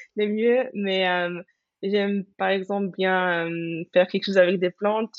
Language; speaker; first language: French; native; French